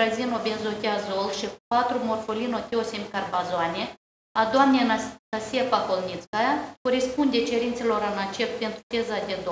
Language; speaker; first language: Romanian; native; Romanian